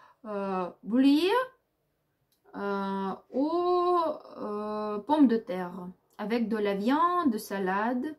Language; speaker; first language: French; non-native, learner; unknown